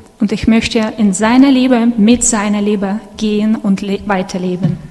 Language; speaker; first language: German; non-native, fluent; Russian